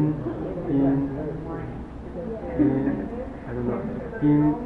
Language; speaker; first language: English; non-native, learner; Chinese